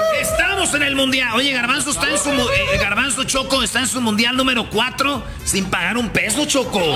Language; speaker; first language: Spanish; native; Spanish